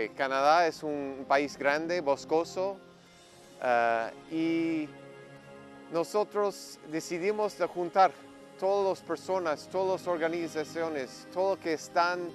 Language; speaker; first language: Spanish; non-native, fluent; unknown